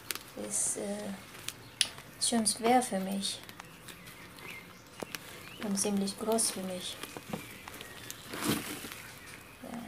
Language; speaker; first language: German; non-native, fluent; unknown